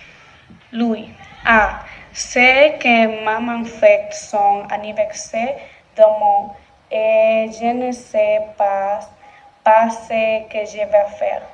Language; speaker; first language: French; non-native, learner; Spanish